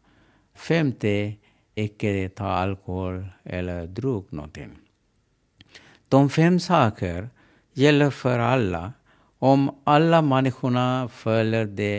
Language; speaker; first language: Swedish; non-native, learner; Sinhala